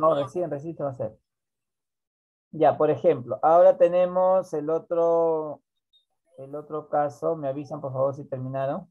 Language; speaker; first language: Spanish; native; Spanish